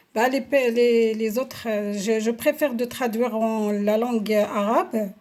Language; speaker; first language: French; non-native, local second language; Arabic